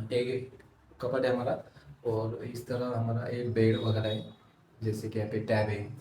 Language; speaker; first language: Hindi; non-native, local second language; Marathi